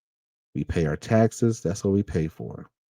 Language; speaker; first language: English; native; English